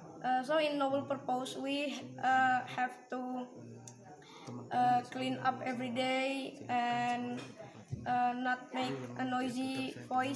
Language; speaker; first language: English; non-native, learner; Indonesian